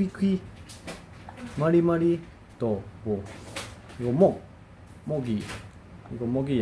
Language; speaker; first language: Korean; non-native, learner; Spanish